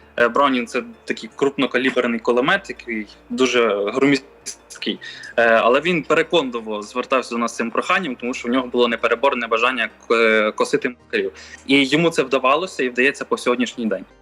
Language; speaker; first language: Ukrainian; native; Ukrainian